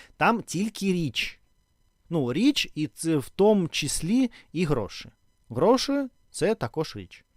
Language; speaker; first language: Ukrainian; non-native, learner; Russian